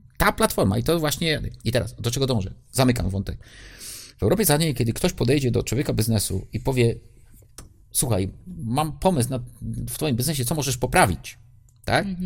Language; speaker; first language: Polish; native; Polish